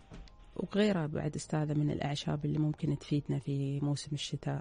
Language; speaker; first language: Arabic; native; Arabic